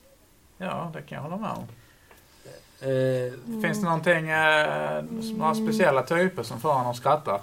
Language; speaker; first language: Swedish; native; Swedish